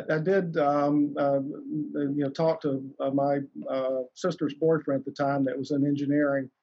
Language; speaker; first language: English; native; English